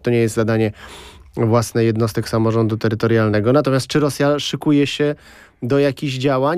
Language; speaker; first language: Polish; native; Polish